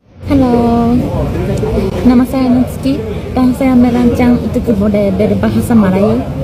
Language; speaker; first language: Indonesian; non-native, learner; Japanese